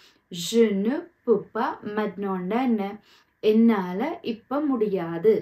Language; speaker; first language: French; non-native, fluent; Tamil